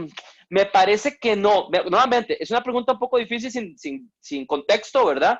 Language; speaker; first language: Spanish; native; Spanish